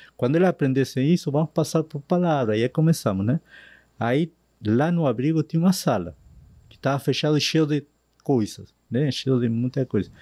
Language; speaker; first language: Portuguese; non-native, fluent; Spanish